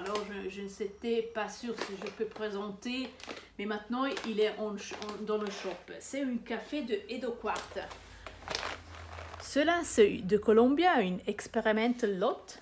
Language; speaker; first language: French; non-native, learner; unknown